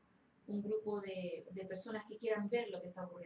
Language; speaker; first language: Spanish; native; Spanish